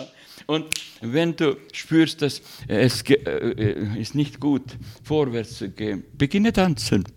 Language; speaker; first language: German; non-native, learner; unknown